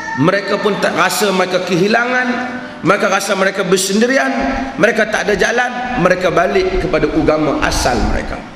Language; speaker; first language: Malay; native; Malay